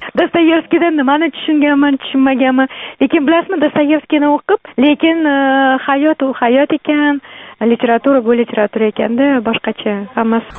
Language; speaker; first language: Uzbek; native; Uzbek